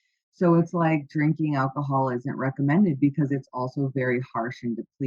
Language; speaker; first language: English; native; English